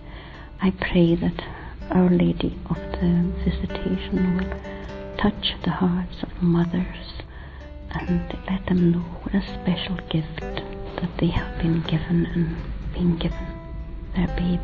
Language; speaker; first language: English; native; English